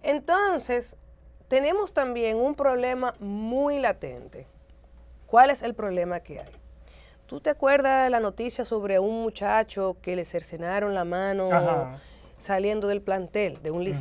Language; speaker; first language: Spanish; native; Spanish